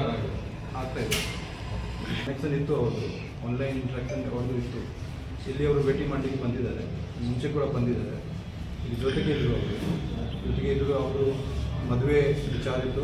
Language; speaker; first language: Kannada; non-native, learner; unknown